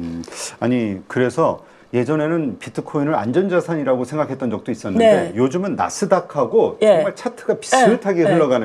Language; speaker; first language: Korean; native; Korean